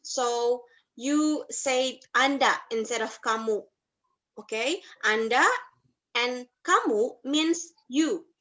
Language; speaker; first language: English; non-native, fluent; Indonesian